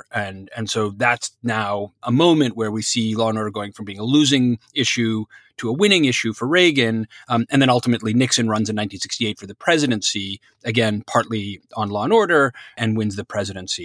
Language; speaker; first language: English; native; English